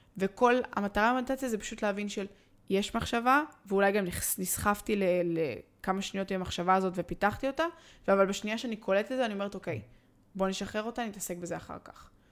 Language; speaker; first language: Hebrew; native; Hebrew